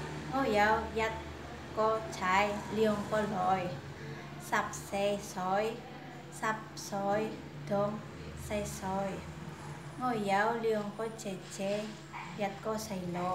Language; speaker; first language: Cantonese; non-native, learner; Indonesian